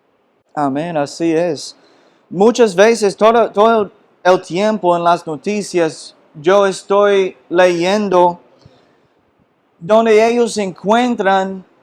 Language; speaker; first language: Spanish; non-native, fluent; English